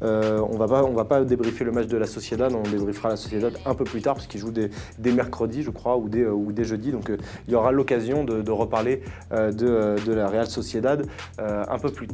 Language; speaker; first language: French; native; French